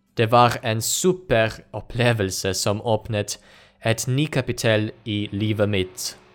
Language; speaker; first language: Norwegian; non-native, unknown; Ukrainian